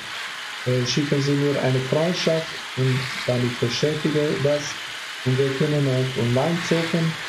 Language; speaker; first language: German; non-native, fluent; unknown